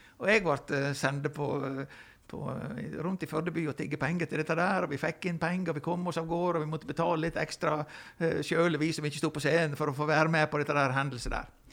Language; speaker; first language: Norwegian; native; Norwegian